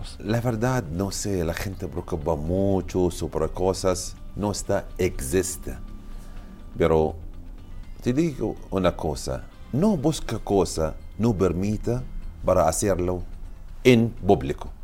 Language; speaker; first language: Spanish; non-native, learner; Arabic